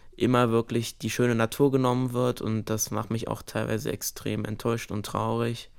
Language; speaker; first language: German; native; German